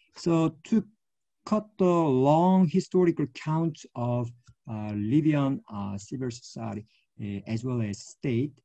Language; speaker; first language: English; non-native, fluent; Korean